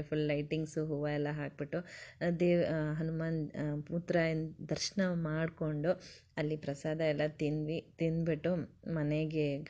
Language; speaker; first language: Kannada; native; Kannada